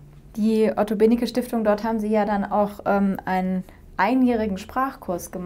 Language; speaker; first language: German; native; German